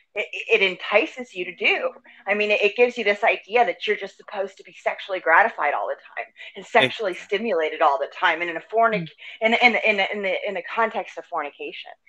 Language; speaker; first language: English; native; English